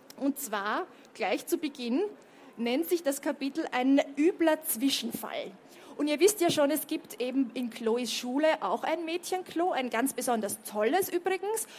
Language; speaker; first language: German; native; German